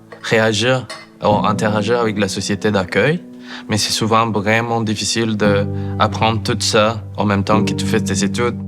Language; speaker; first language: French; non-native, fluent; Spanish